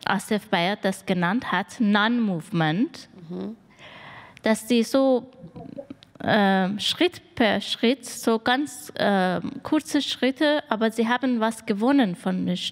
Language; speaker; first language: German; non-native, learner; Persian